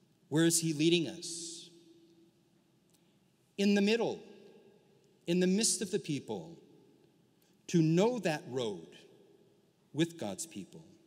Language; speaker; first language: English; early bilingual, other home language; Portuguese